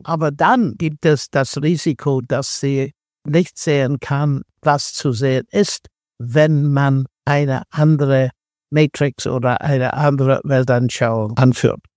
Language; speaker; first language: German; non-native, fluent; English